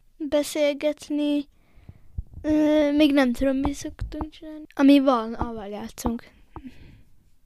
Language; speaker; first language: Hungarian; early bilingual, heritage; Hungarian